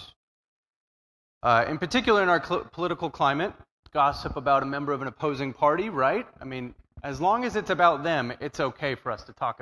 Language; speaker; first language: English; native; English